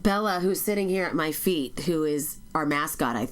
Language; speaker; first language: English; native; English